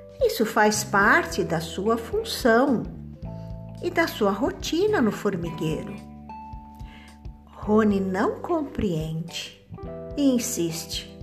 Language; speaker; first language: Portuguese; native; Portuguese